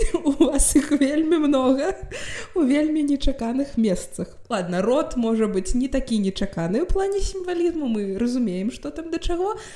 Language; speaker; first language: Belarusian; non-native, local second language; Russian